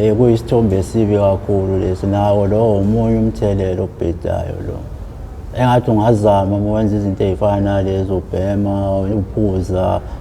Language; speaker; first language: Zulu; native; Zulu